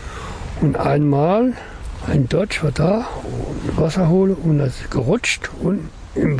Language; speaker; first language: German; non-native, learner; French